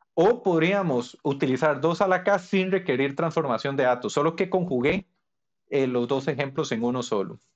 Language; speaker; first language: Spanish; native; Spanish